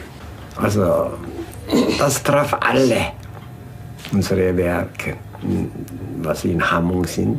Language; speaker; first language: German; non-native, fluent; Korean